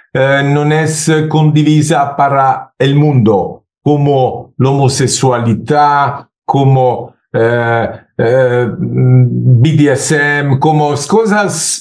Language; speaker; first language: Spanish; non-native, learner; Italian